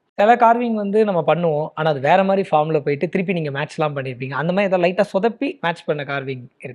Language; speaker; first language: Tamil; native; Tamil